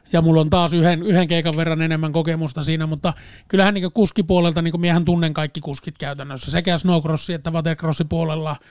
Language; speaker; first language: Finnish; native; Finnish